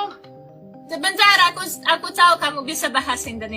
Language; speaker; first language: Indonesian; non-native, learner; Russian